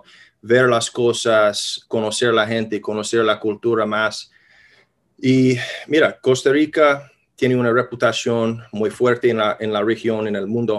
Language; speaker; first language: Spanish; non-native, fluent; English